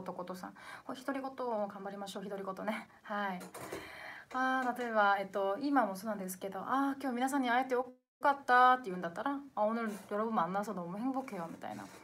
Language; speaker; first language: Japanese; non-native, fluent; Korean